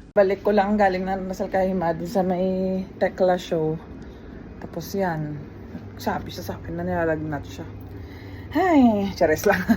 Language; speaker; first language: Filipino; native; Filipino